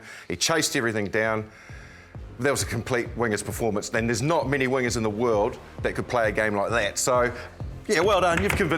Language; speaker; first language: English; native; English